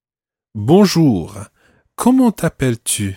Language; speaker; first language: French; non-native, fluent; English